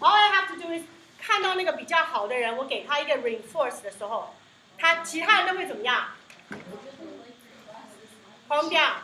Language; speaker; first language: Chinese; early bilingual, heritage; Chinese